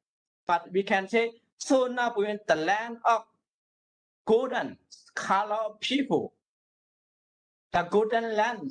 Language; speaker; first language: English; non-native, learner; Burmese